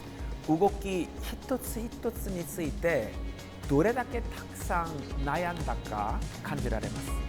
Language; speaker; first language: Japanese; non-native, learner; Korean